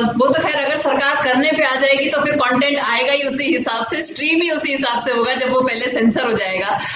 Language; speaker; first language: Hindi; native; Hindi